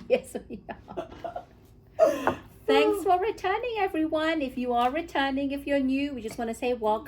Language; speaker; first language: English; native; English